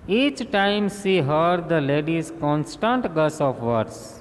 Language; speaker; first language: English; non-native, local second language; Gujarati